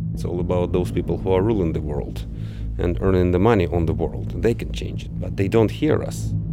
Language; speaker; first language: English; non-native, fluent; Russian